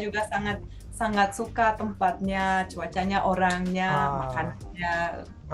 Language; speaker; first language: Indonesian; non-native, fluent; Russian